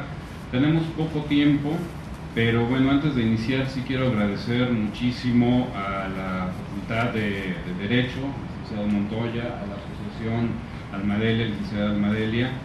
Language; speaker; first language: Spanish; native; Spanish